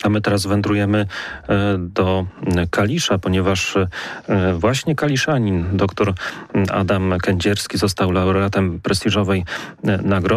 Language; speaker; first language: Polish; native; Polish